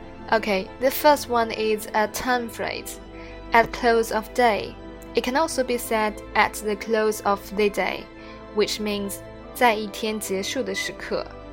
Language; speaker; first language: English; non-native, fluent; Chinese